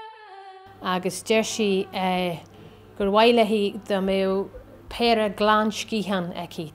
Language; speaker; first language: Irish; native; Irish